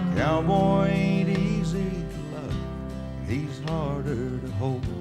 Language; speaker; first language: English; native; English